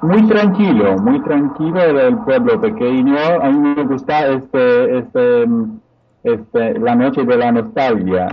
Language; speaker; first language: Spanish; non-native, fluent; Polish